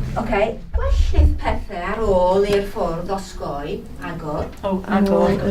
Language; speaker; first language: Welsh; native; Welsh